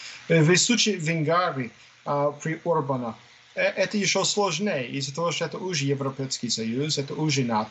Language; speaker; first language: Russian; non-native, fluent; English